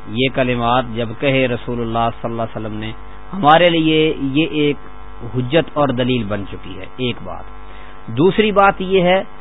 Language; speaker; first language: Urdu; non-native, local second language; Punjabi